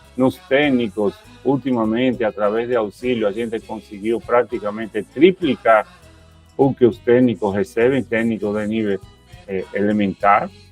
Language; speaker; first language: Portuguese; non-native, fluent; Spanish